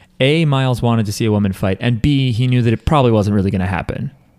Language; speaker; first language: English; native; English